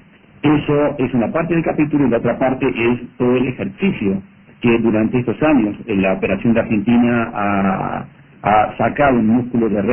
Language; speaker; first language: Spanish; native; Spanish